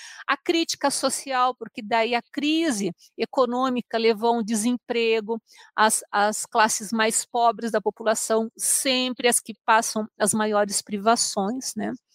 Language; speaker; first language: Portuguese; native; Portuguese